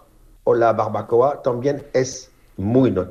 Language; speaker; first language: Spanish; non-native, fluent; French